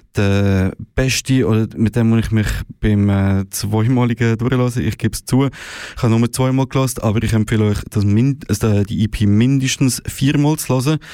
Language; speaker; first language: German; native; German